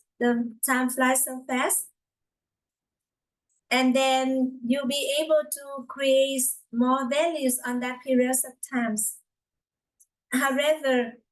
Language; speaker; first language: English; non-native, fluent; Vietnamese